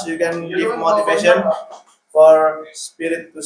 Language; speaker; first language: English; non-native, learner; Indonesian